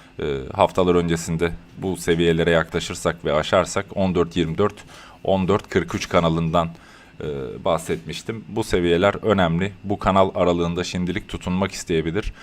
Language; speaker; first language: Turkish; native; Turkish